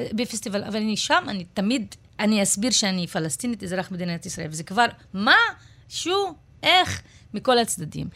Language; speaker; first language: Hebrew; non-native, local second language; Arabic